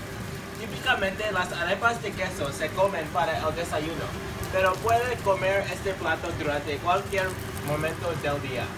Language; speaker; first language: Spanish; non-native, learner; English